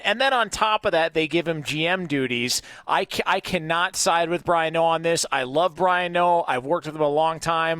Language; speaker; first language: English; native; English